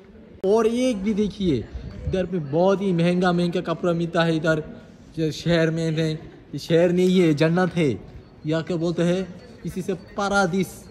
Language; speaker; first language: Hindi; non-native, learner; Bangla